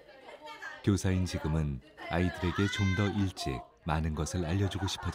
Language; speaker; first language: Korean; native; Korean